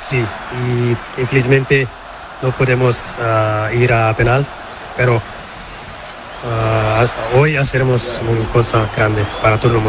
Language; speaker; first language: Spanish; non-native, learner; Portuguese